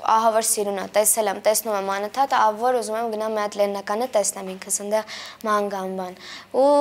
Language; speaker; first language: Armenian; early bilingual, heritage; Armenian